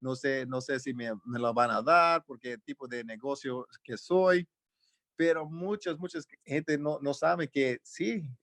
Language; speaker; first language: Spanish; early bilingual, heritage; Spanish